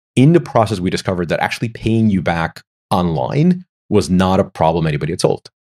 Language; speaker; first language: English; non-native, fluent; Ukrainian